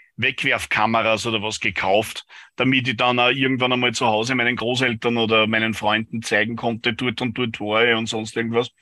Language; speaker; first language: German; native; German